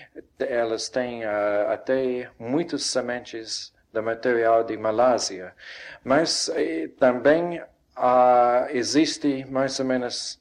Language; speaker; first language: Portuguese; non-native, fluent; English